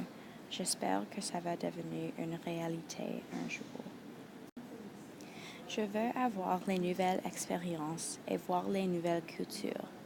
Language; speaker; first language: French; non-native, local second language; English